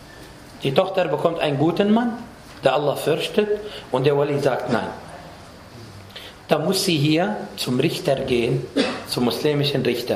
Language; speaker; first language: German; non-native, fluent; Arabic